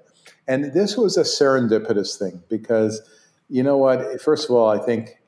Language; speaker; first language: English; non-native, fluent; Hebrew